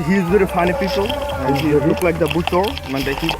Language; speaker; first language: English; non-native, fluent; Bangla